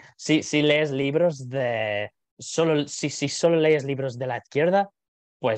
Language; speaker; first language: Spanish; non-native, fluent; English